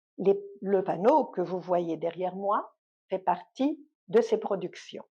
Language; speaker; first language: French; native; French